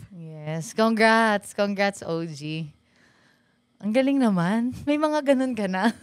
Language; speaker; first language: Filipino; native; Filipino